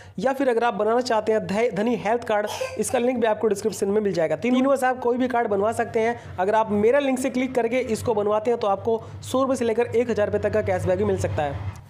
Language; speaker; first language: Hindi; native; Hindi